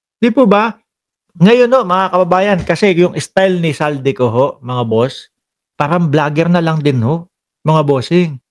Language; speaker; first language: Filipino; non-native, local second language; Cebuano